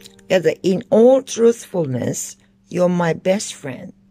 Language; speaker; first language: English; non-native, fluent; Turkish